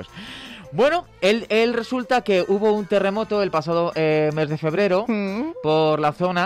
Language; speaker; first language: Spanish; native; Spanish